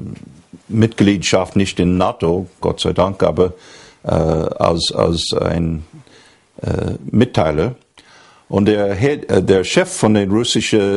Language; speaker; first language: German; non-native, fluent; English